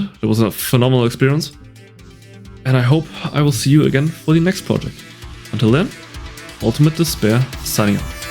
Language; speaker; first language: English; native; English